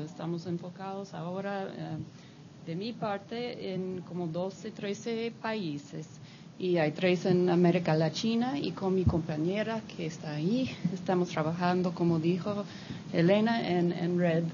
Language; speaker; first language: Spanish; non-native, learner; English